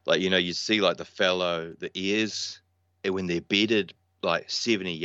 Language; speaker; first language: English; native; English